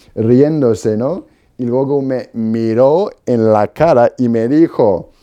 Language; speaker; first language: Spanish; non-native, fluent; Polish